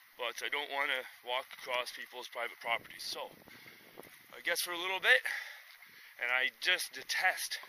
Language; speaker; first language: English; native; English